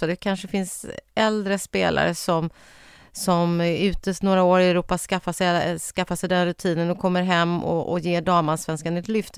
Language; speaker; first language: Swedish; native; Swedish